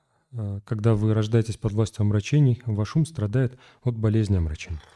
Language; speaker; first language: Russian; native; Russian